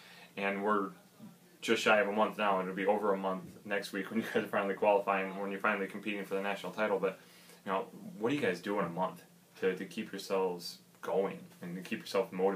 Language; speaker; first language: English; native; English